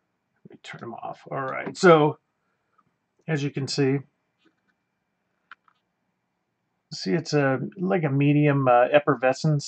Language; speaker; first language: English; native; English